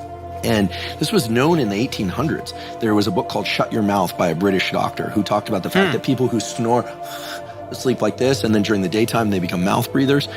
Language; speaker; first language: English; native; English